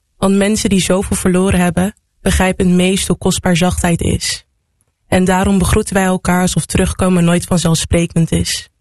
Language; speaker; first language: Dutch; native; Dutch